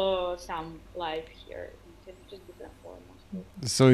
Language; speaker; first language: English; non-native, fluent; Russian